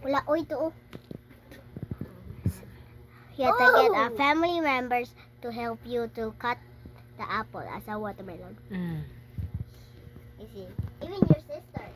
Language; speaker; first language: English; non-native, local second language; Cebuano